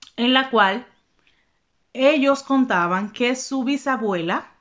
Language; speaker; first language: Spanish; native; Spanish